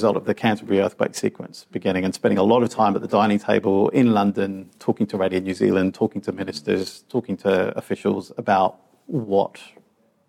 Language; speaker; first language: English; non-native, local second language; Punjabi